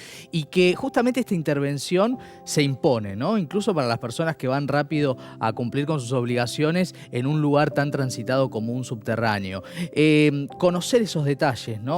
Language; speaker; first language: Spanish; native; Spanish